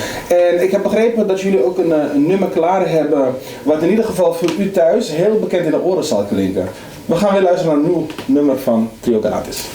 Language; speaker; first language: Dutch; native; Dutch